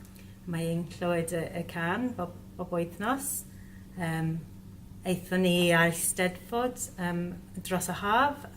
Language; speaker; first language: Welsh; non-native, learner; English